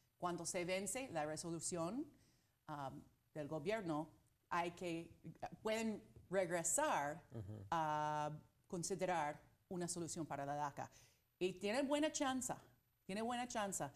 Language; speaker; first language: Spanish; non-native, fluent; English